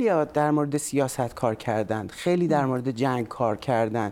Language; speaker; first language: Persian; native; Persian